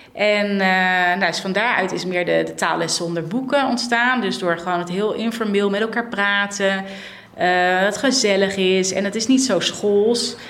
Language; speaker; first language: Dutch; native; Dutch